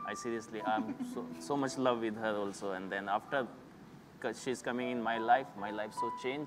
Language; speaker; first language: English; non-native, local second language; Hindi